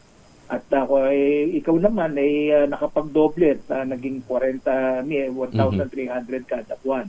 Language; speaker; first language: Filipino; native; Filipino